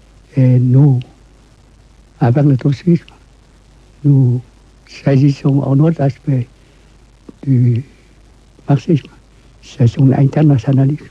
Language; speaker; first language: French; non-native, fluent; Vietnamese